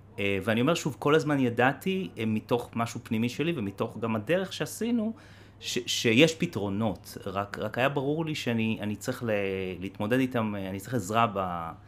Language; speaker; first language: Hebrew; native; Hebrew